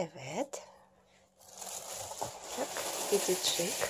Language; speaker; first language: Turkish; non-native, learner; Russian